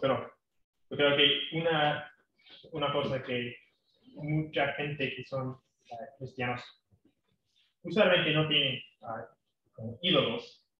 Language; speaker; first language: Spanish; non-native, fluent; English